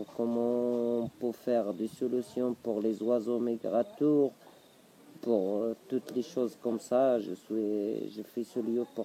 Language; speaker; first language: French; non-native, local second language; Arabic